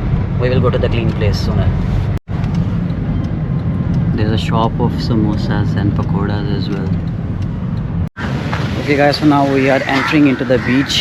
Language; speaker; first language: English; non-native, learner; Urdu